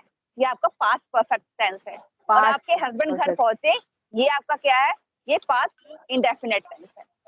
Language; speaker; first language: Hindi; native; Hindi